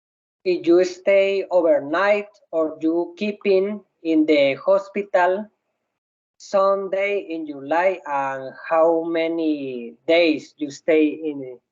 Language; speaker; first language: English; non-native, learner; Spanish